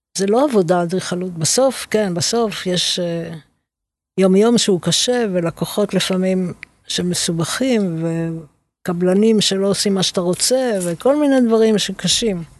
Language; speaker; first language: Hebrew; native; Hebrew